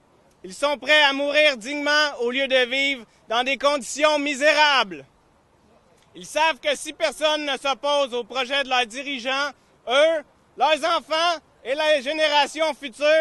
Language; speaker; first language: French; native; French